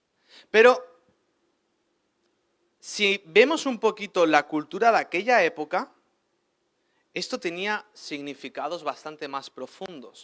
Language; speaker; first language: Spanish; native; Spanish